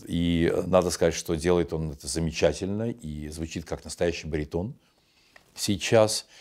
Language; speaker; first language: Russian; native; Russian